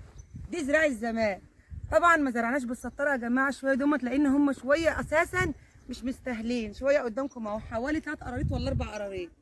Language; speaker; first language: Arabic; native; Arabic